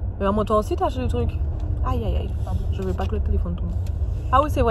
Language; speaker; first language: French; native; French